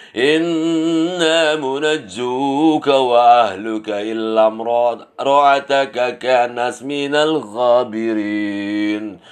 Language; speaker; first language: Arabic; non-native, learner; Indonesian